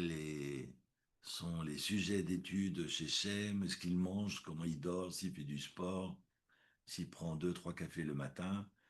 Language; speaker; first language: French; native; French